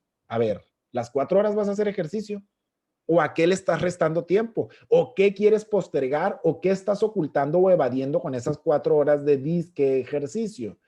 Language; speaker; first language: Spanish; native; Spanish